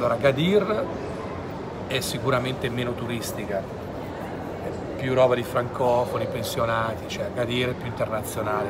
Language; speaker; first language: Italian; native; Italian